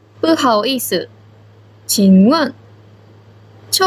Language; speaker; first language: Chinese; non-native, learner; Korean